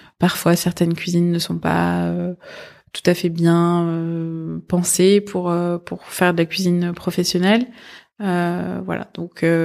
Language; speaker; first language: French; early bilingual, other home language; Persian